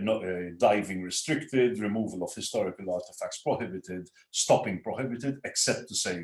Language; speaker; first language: English; non-native, local second language; Maltese